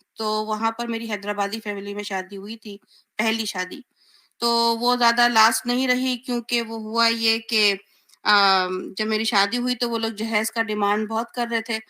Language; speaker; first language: Urdu; native; Urdu